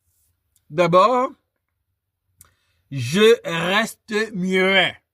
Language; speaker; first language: French; non-native, local second language; Haitian Creole